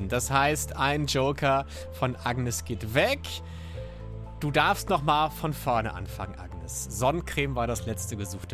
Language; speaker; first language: German; native; German